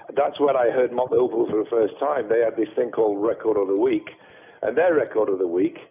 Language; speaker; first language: English; native; English